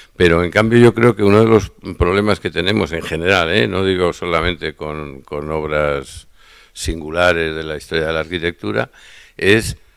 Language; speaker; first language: Spanish; native; Spanish